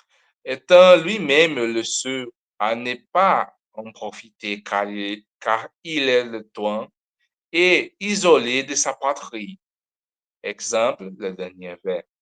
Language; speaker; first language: French; non-native, learner; Portuguese